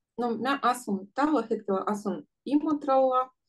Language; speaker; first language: Finnish; non-native, learner; Russian